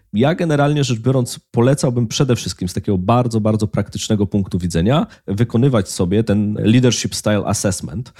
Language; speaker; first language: Polish; native; Polish